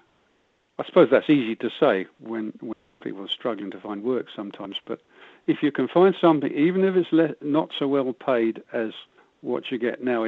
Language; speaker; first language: English; native; English